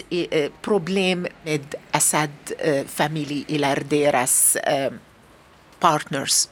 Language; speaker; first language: Swedish; non-native, learner; Arabic